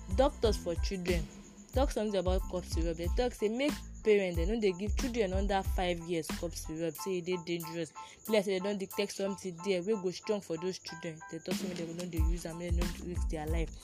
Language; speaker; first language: Nigerian Pidgin; non-native, local second language; Yoruba